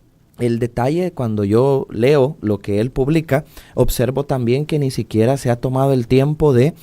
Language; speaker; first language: Spanish; native; Spanish